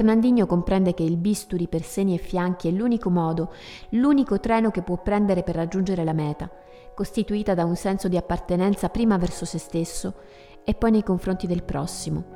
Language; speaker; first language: Italian; native; Italian